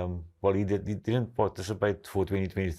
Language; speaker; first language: English; non-native, local second language; Afrikaans